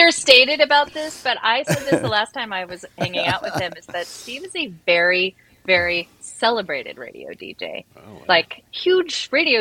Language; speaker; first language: English; native; English